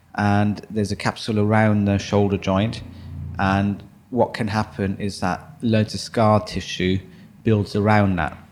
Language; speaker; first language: English; early bilingual, other home language; German